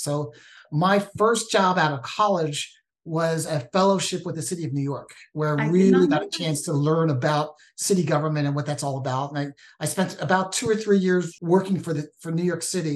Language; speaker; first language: English; native; English